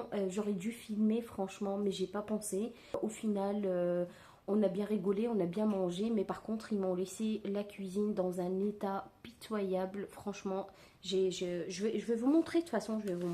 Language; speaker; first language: French; native; French